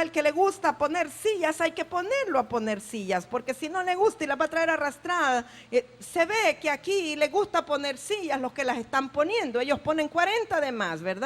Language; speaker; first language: Spanish; native; Spanish